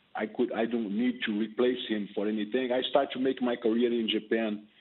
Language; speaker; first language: English; non-native, fluent; Portuguese